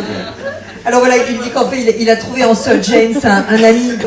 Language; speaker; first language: French; native; French